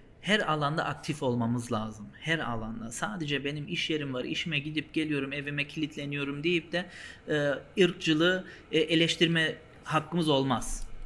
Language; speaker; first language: Turkish; early bilingual, heritage; Turkish